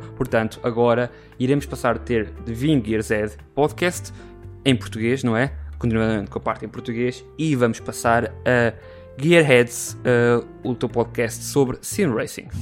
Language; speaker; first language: English; non-native, learner; Portuguese